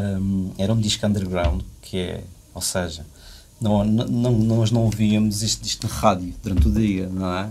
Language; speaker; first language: Portuguese; native; Portuguese